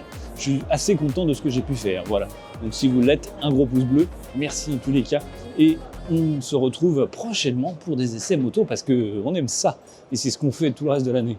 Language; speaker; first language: French; native; French